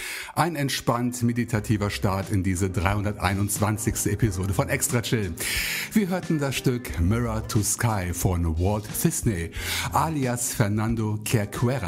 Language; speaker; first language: German; native; German